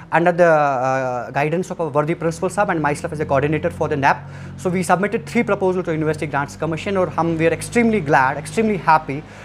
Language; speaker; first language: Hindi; non-native, local second language; Kashmiri